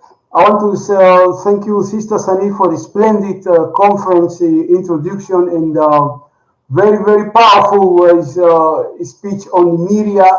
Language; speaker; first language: English; non-native, learner; Spanish